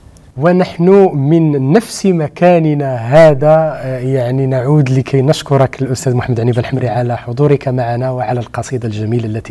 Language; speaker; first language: Arabic; native; Arabic